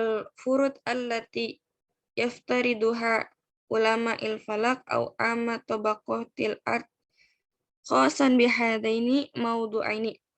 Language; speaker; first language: Arabic; non-native, learner; Indonesian